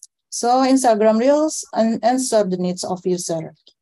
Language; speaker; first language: English; non-native, fluent; Indonesian